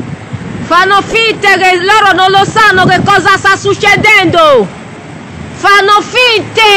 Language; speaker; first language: Italian; non-native, learner; Nigerian Pidgin